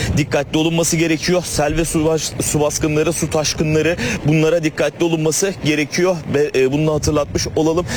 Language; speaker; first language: Turkish; native; Turkish